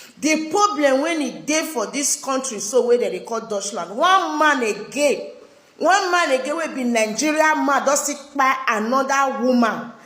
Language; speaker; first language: Nigerian Pidgin; native; Nigerian Pidgin